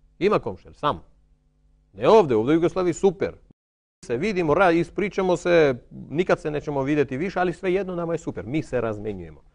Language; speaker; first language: Croatian; non-native, fluent; Armenian